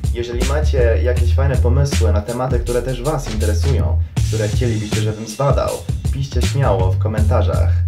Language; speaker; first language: Polish; non-native, fluent; Croatian